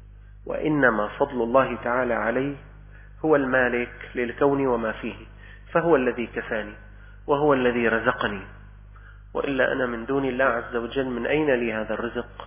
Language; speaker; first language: Arabic; native; Arabic